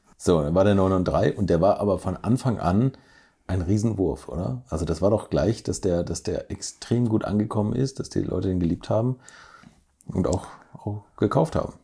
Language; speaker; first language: German; native; German